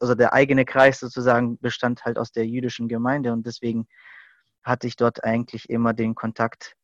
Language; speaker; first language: German; native; German